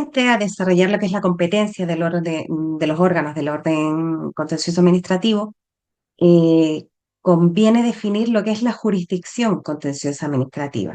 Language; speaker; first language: Spanish; native; Spanish